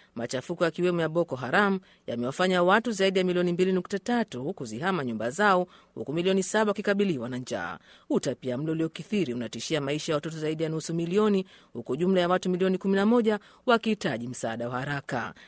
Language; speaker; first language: Swahili; non-native, local second language; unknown